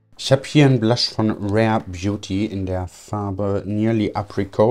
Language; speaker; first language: German; native; German